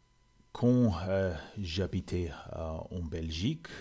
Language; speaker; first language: French; non-native, learner; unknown